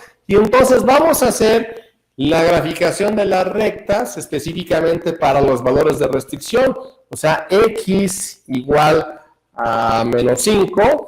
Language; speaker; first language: Spanish; native; Spanish